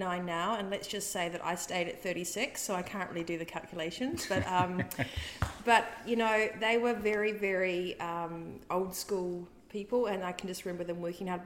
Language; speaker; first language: English; native; English